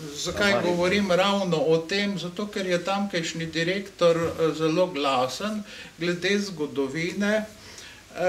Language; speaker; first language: Slovenian; native; Slovenian